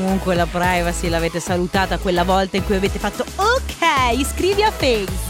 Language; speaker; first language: Italian; native; Italian